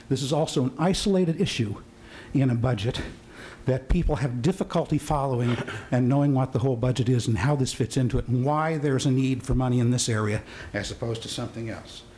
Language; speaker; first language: English; native; English